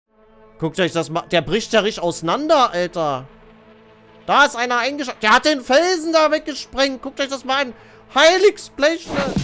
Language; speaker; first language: German; native; German